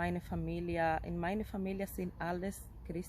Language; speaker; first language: German; non-native, fluent; Spanish